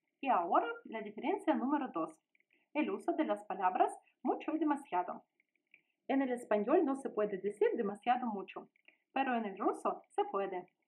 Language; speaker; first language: Spanish; non-native, learner; Russian